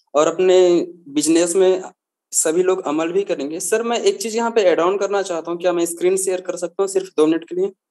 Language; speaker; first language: Hindi; native; Hindi